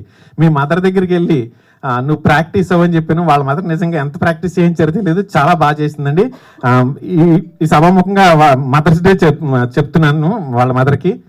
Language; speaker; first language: Telugu; native; Telugu